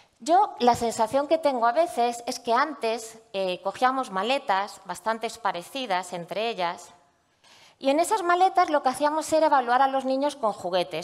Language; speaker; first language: Spanish; native; Spanish